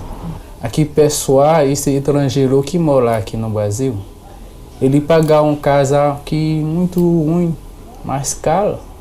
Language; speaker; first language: Portuguese; non-native, learner; Haitian Creole